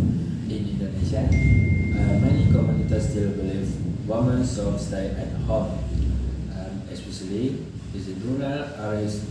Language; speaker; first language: English; non-native, learner; Indonesian